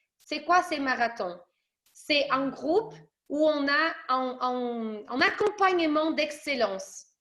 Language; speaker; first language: French; early bilingual, other home language; Portuguese